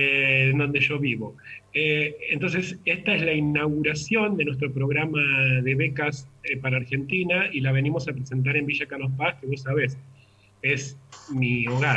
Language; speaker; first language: Spanish; native; Spanish